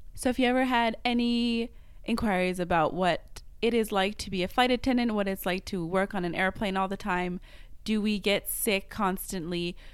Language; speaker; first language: English; non-native, fluent; French